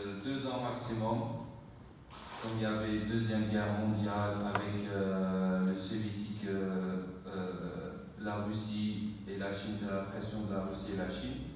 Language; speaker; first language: French; non-native, fluent; Uyghur